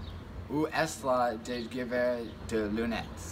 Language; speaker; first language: French; non-native, learner; English